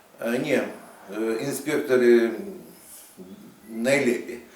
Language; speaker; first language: Polish; non-native, learner; Ukrainian